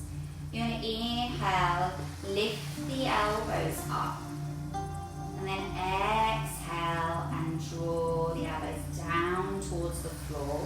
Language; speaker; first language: English; native; English